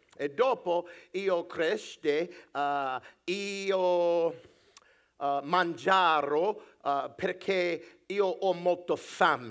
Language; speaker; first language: Italian; non-native, learner; English